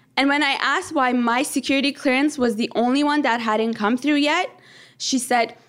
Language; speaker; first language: English; early bilingual, other home language; Persian